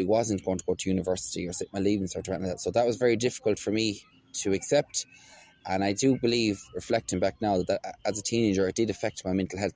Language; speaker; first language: English; native; English